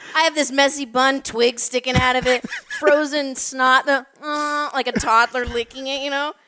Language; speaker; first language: English; native; English